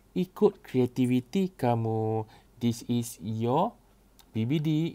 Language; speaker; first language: English; non-native, local second language; Malay